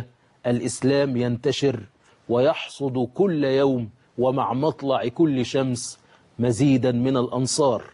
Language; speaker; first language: Arabic; native; Arabic